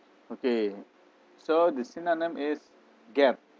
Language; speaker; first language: English; non-native, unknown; Indonesian